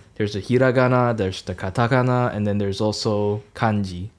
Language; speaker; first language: English; non-native, local second language; Cantonese